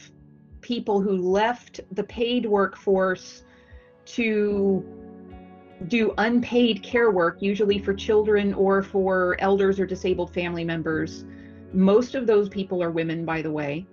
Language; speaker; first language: English; native; English